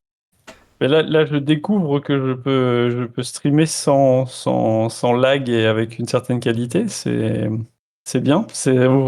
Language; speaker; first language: French; native; French